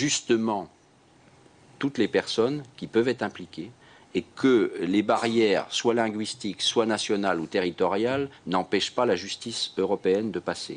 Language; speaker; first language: French; native; French